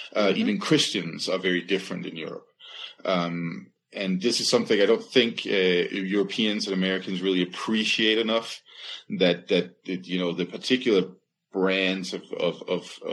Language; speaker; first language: English; non-native, fluent; Danish